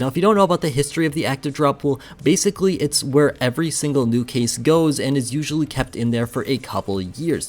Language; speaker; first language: English; native; English